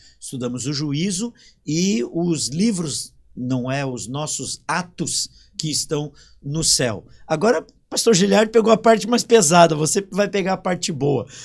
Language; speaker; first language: Portuguese; native; Portuguese